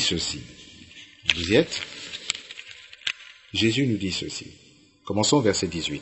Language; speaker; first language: French; non-native, local second language; Lingala